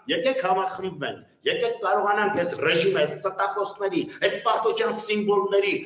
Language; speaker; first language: Armenian; native; Armenian